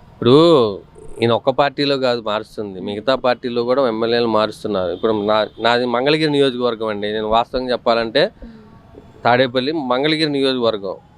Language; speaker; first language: Telugu; native; Telugu